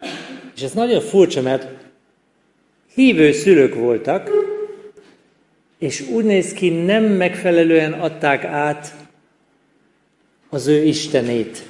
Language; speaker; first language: Hungarian; non-native, fluent; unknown